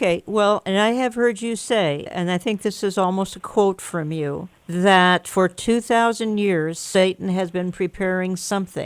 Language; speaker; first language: English; native; English